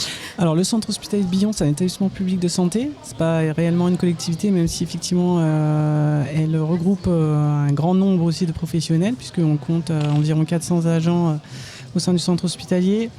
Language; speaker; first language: French; native; French